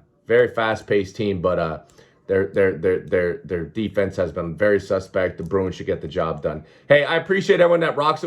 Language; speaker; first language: English; native; English